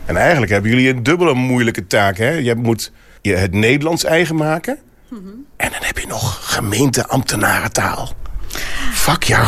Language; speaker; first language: Dutch; native; Dutch